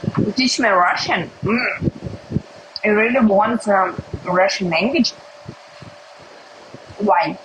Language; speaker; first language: English; non-native, learner; Russian